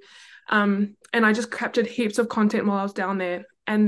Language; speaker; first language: English; native; English